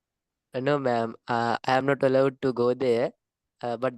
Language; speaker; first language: English; non-native, learner; Sinhala